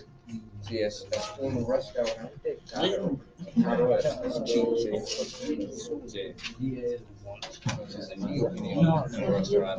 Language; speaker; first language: Spanish; non-native, fluent; English